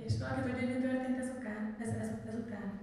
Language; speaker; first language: Hungarian; native; Hungarian